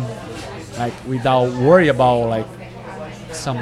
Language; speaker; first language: English; non-native, fluent; Portuguese